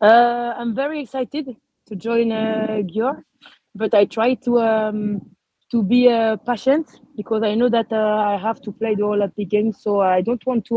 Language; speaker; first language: English; non-native, learner; French